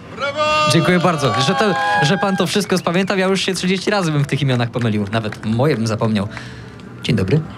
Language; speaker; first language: Polish; native; Polish